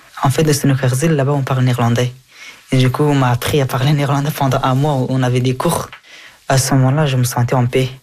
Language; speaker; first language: French; early bilingual, other home language; Persian